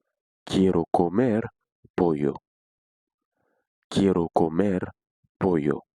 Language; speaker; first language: Spanish; non-native, fluent; Haitian Creole